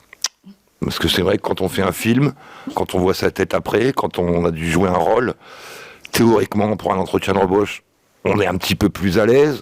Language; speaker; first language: French; native; French